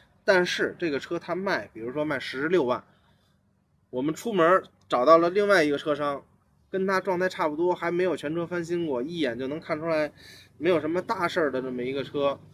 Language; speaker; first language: Chinese; native; Chinese